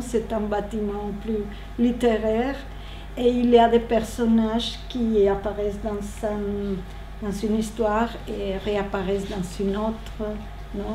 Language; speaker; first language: French; non-native, learner; Spanish